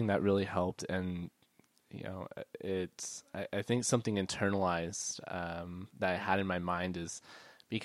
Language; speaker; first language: English; native; English